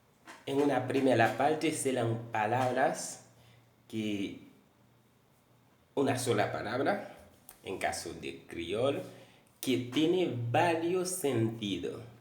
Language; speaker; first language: Spanish; non-native, fluent; Haitian Creole